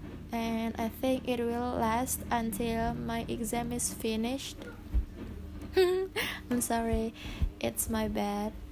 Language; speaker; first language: English; non-native, fluent; Indonesian